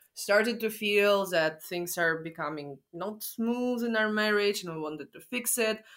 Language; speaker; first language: English; non-native, fluent; Russian